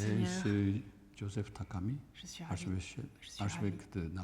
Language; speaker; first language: French; non-native, fluent; Japanese